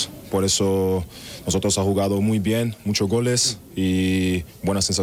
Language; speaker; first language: Spanish; non-native, learner; German